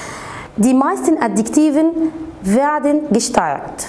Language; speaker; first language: German; non-native, fluent; Arabic